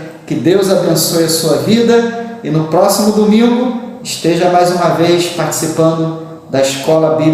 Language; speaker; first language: Portuguese; native; Portuguese